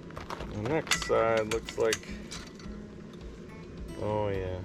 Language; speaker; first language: English; native; English